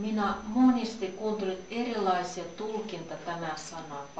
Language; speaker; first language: Finnish; non-native, learner; Russian